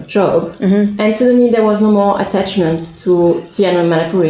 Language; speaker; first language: English; non-native, fluent; French